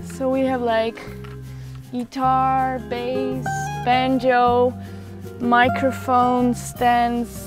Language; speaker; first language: English; non-native, fluent; Dutch